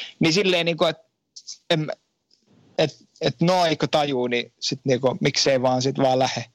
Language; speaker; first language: Finnish; native; Finnish